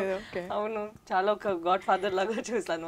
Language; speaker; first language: Telugu; non-native, local second language; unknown